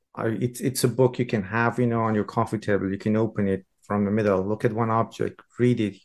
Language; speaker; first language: English; non-native, fluent; Persian